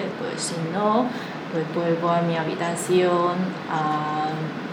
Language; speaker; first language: Spanish; non-native, fluent; Chinese